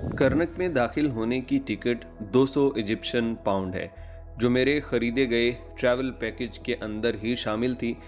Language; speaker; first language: Urdu; non-native, local second language; Punjabi